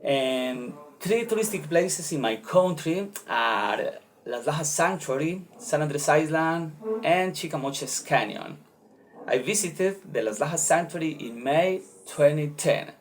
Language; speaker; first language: English; non-native, learner; Spanish